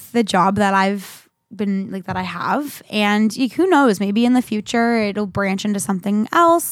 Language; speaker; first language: English; native; English